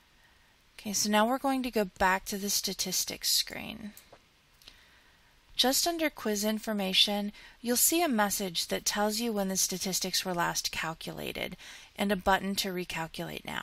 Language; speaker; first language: English; native; English